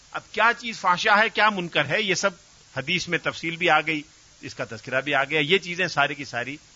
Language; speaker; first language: Urdu; native; Urdu